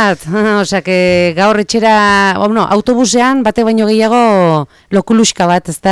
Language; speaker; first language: Basque; native; Basque